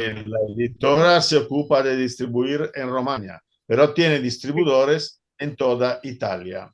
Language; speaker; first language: Spanish; non-native, fluent; Italian